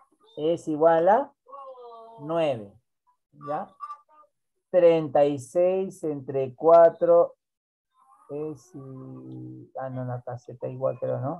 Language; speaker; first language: Spanish; native; Spanish